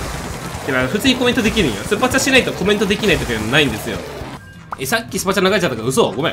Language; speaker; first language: Japanese; native; Japanese